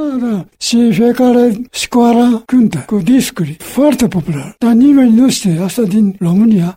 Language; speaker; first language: Romanian; non-native, learner; Japanese